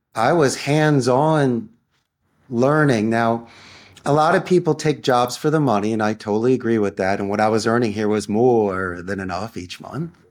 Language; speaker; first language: English; native; English